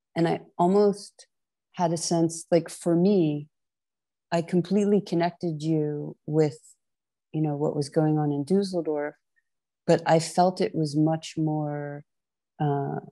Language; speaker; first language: English; native; English